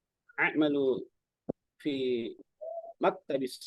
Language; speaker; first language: Arabic; non-native, learner; Indonesian